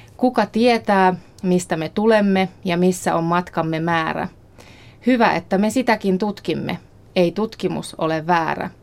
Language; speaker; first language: Finnish; native; Finnish